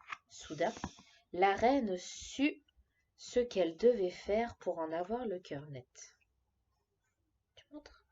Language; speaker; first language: French; native; French